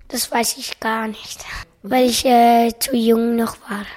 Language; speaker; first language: German; early bilingual, other home language; Russian